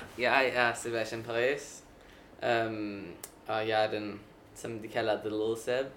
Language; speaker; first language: Danish; early bilingual, heritage; Danish